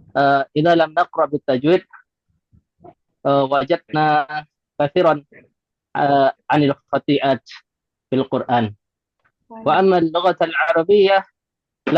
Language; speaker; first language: Arabic; non-native, learner; Indonesian